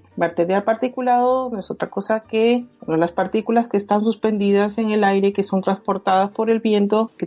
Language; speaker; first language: Spanish; native; Spanish